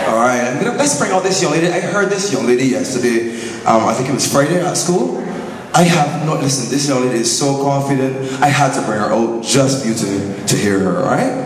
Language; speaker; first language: English; native; English